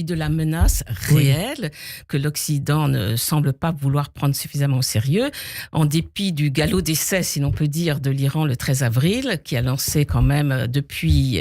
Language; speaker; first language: French; native; French